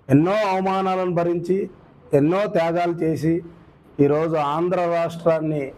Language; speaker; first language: Telugu; native; Telugu